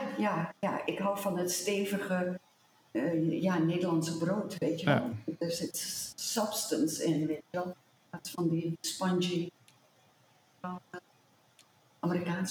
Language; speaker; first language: Dutch; early bilingual, heritage; Dutch